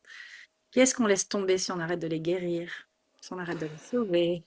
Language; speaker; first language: French; native; French